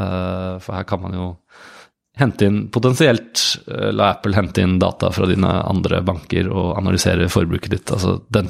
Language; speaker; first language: Norwegian; native; Norwegian